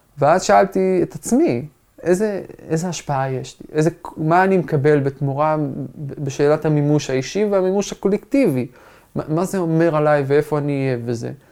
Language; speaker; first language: Hebrew; non-native, local second language; Arabic